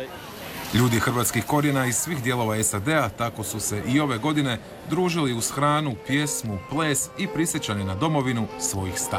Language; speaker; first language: Serbian; native; Serbian